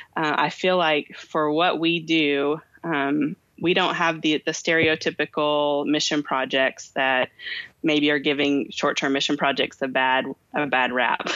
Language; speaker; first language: English; native; English